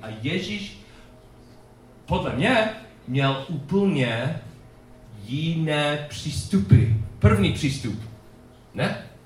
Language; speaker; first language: Czech; non-native, fluent; English